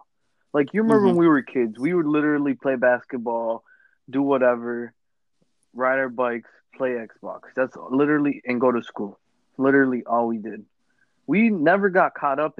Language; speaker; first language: English; native; English